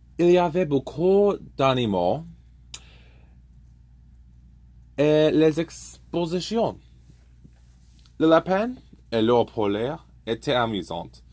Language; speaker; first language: French; non-native, learner; English